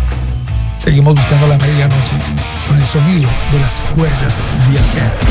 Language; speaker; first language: Spanish; native; Spanish